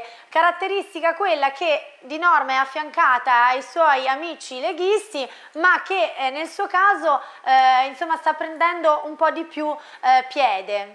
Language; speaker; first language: Italian; native; Italian